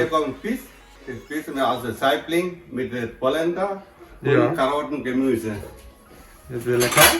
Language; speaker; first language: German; non-native, learner; Tamil